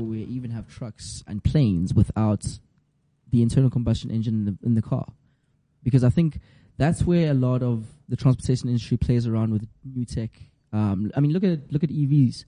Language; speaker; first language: English; non-native, local second language; Zulu